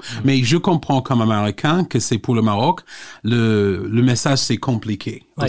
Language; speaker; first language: French; non-native, fluent; English